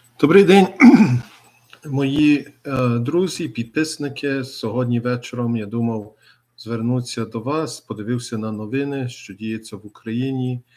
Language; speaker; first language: Ukrainian; early bilingual, heritage; Ukrainian